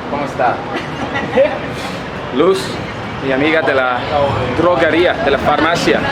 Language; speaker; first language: Spanish; non-native, learner; English